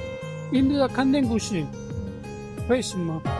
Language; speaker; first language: Chinese; non-native, learner; Hindi